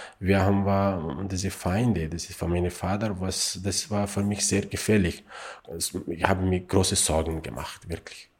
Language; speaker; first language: German; non-native, learner; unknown